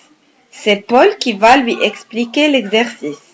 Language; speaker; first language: French; non-native, fluent; Arabic